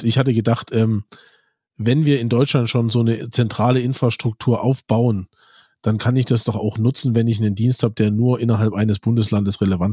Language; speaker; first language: German; native; German